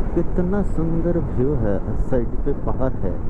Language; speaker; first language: Hindi; non-native, fluent; Bangla